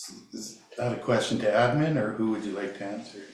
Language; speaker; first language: English; native; English